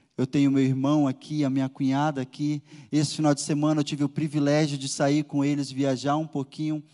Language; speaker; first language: Portuguese; native; Portuguese